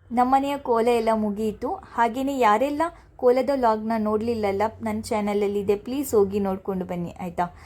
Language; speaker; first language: Kannada; non-native, local second language; Tulu